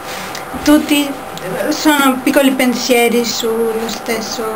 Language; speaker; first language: Italian; non-native, fluent; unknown